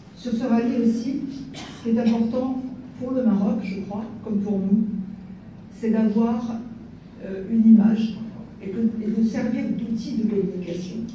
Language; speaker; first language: French; native; French